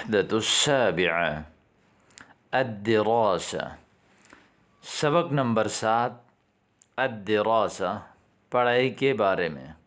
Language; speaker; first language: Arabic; non-native, fluent; Urdu